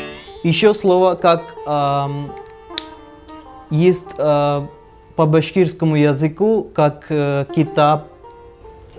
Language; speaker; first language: Russian; non-native, learner; Hindi